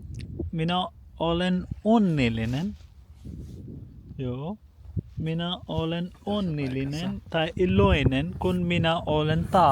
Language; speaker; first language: Finnish; non-native, learner; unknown